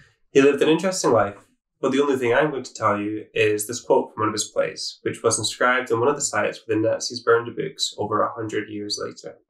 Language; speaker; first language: English; native; English